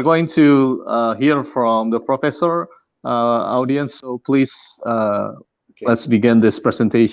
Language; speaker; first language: English; non-native, fluent; Indonesian